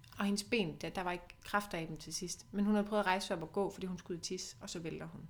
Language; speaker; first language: Danish; native; Danish